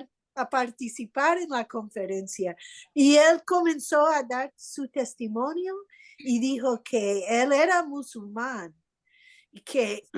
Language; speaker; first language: Spanish; non-native, fluent; English